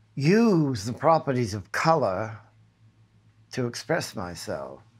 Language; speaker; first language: English; native; English